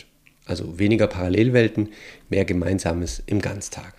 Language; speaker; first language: German; native; German